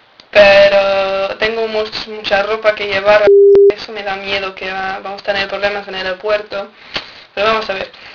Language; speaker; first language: Spanish; non-native, fluent; English